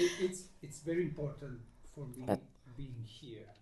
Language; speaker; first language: English; non-native, learner; Italian